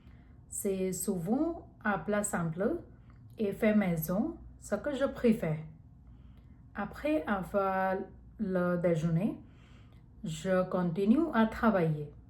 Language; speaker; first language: French; non-native, learner; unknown